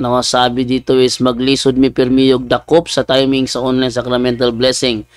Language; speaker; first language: Filipino; native; Filipino